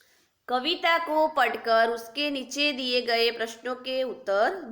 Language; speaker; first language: Hindi; non-native, local second language; Gujarati